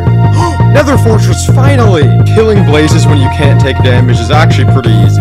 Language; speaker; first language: English; native; English